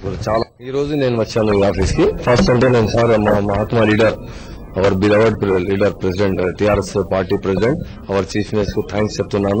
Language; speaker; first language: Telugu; non-native, local second language; Urdu